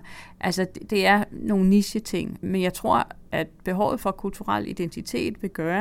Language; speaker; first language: Danish; native; Danish